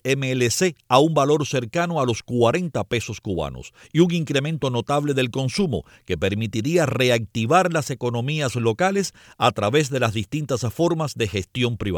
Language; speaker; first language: Spanish; native; Spanish